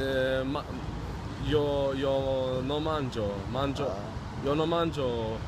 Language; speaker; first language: Italian; non-native, learner; Swedish